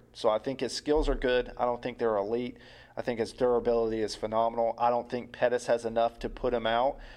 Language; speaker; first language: English; native; English